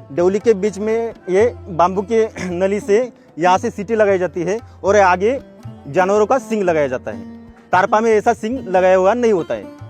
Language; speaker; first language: Hindi; non-native, local second language; Kukna